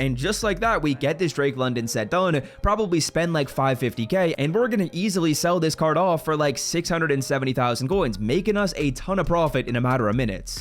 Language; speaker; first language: English; native; English